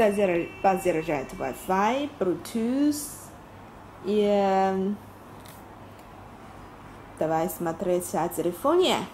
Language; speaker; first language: Russian; non-native, learner; Chinese